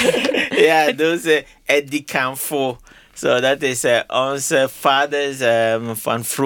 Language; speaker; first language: Dutch; non-native, learner; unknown